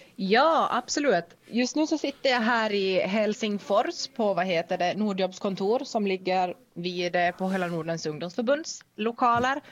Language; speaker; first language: Swedish; native; Swedish